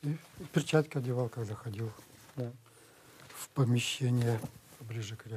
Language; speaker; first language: Russian; native; Russian